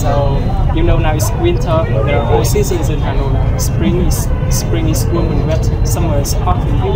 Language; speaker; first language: English; non-native, learner; Vietnamese